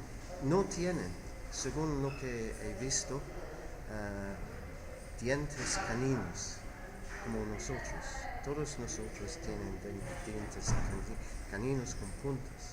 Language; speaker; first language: Spanish; non-native, fluent; English